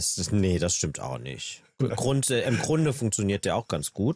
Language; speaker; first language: German; native; German